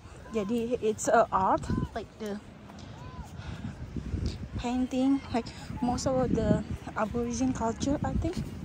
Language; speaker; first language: English; non-native, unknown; Indonesian